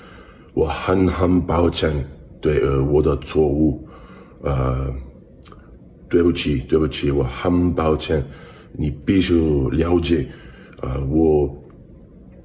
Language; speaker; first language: Chinese; non-native, learner; English